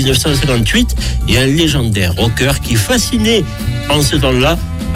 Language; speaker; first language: French; native; French